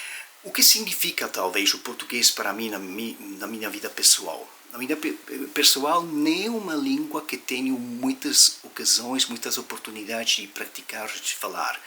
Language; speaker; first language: Portuguese; non-native, fluent; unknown